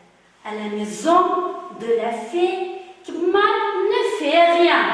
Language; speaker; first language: French; non-native, learner; Uzbek